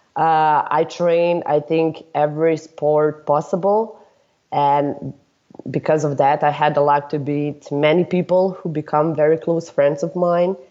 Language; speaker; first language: English; non-native, fluent; Serbian